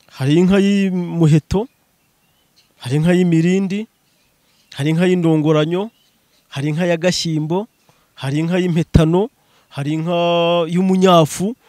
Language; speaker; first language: Kinyarwanda; native; Kinyarwanda